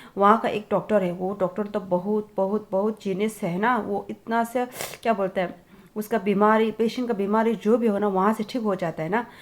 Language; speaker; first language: Hindi; non-native, local second language; Tibetan